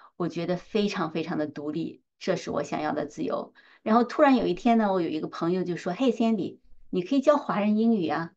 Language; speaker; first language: Chinese; native; Chinese